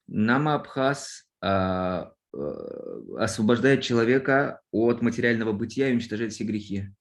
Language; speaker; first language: Russian; native; Russian